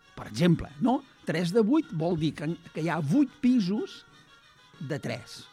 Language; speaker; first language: Catalan; native; Catalan